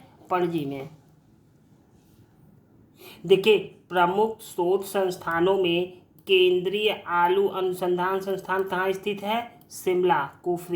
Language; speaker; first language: Hindi; native; Hindi